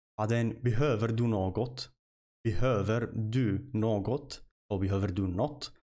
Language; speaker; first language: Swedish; non-native, fluent; Arabic